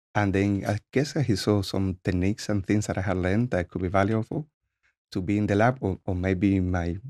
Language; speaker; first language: English; non-native, fluent; Spanish